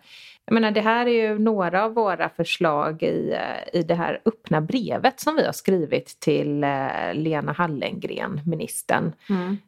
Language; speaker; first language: Swedish; native; Swedish